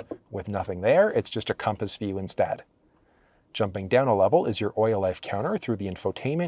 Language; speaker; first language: English; native; English